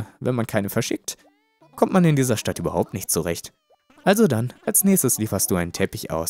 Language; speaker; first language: German; native; German